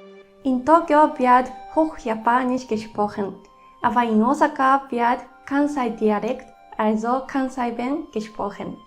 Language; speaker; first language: German; non-native, fluent; Japanese